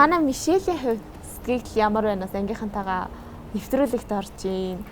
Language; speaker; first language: Mongolian; native; Mongolian